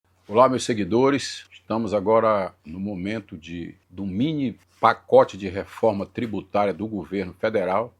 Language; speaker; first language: Portuguese; native; Portuguese